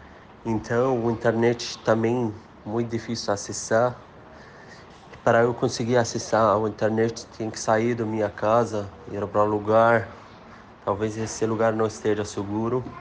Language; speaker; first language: Portuguese; non-native, fluent; Arabic